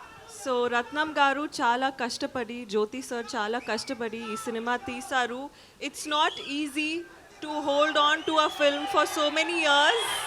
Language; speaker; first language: Telugu; non-native, learner; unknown